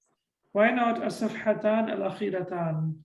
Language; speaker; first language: Arabic; non-native, fluent; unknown